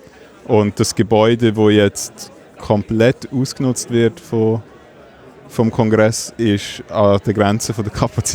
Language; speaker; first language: German; native; German